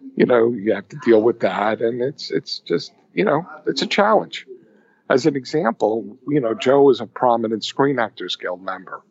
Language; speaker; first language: English; native; English